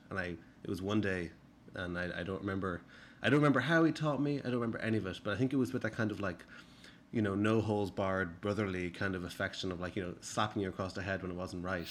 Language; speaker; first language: English; native; English